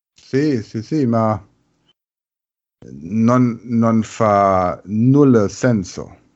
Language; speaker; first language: Italian; non-native, learner; German